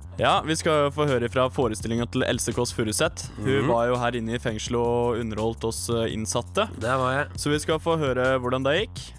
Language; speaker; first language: Norwegian; native; Norwegian